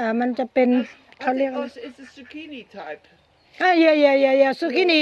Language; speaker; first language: English; non-native, learner; Thai